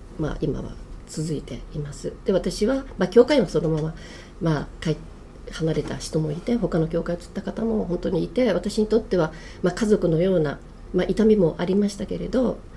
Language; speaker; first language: Japanese; native; Japanese